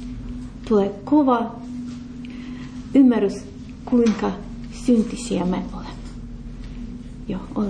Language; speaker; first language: Finnish; non-native, learner; Russian